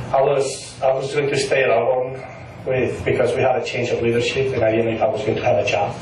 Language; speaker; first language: English; non-native, fluent; Spanish